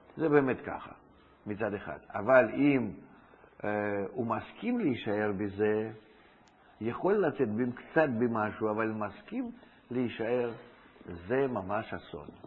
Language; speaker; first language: Hebrew; non-native, fluent; Russian